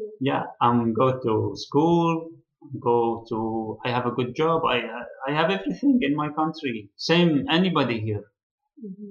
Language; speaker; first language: English; non-native, learner; Arabic